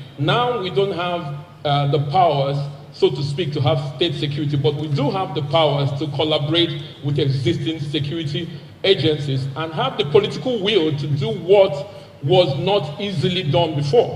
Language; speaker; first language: English; non-native, local second language; Igbo